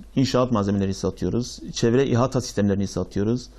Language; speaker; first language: Turkish; native; Turkish